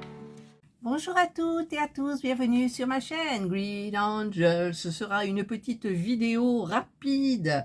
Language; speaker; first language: French; native; French